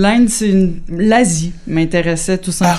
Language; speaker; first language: French; native; French